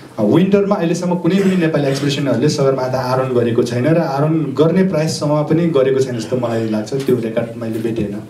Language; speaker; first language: Nepali; non-native, local second language; Sherpa